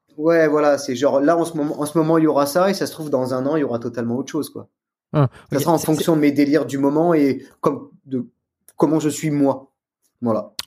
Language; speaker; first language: French; native; French